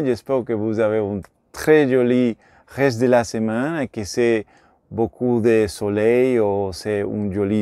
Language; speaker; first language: French; non-native, learner; Spanish